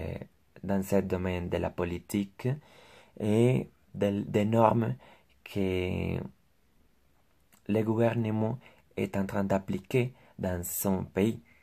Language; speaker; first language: French; non-native, learner; Spanish